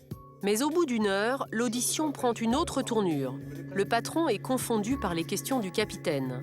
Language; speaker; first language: French; native; French